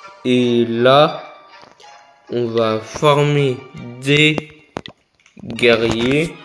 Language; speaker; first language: French; native; French